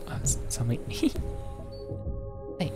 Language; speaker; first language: Japanese; non-native, learner; Indonesian